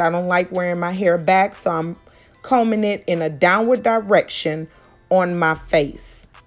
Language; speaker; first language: English; native; English